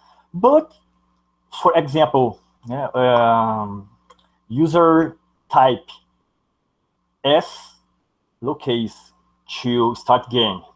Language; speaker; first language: English; non-native, learner; Portuguese